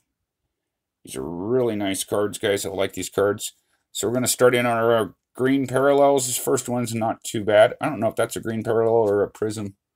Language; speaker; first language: English; native; English